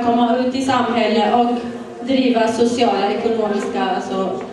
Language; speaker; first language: Swedish; non-native, fluent; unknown